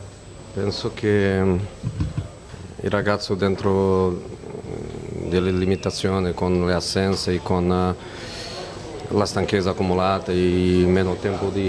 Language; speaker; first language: Italian; non-native, fluent; Portuguese